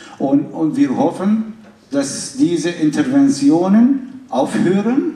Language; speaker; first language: German; non-native, fluent; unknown